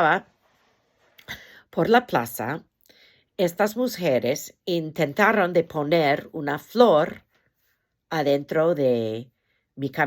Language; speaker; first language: Spanish; non-native, fluent; English